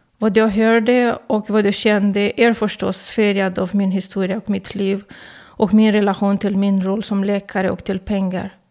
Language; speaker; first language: Swedish; non-native, fluent; Romanian